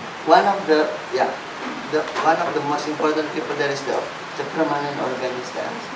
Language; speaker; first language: English; non-native, fluent; Javanese